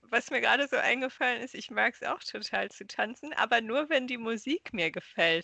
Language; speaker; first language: German; native; German